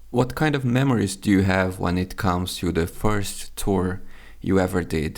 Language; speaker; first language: English; non-native, fluent; Finnish